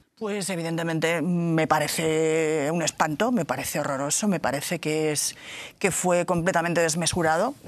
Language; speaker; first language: Spanish; native; Spanish